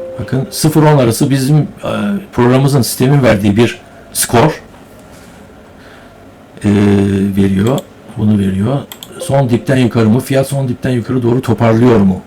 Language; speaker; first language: Turkish; native; Turkish